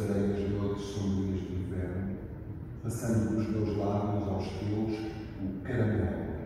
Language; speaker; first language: Portuguese; native; Portuguese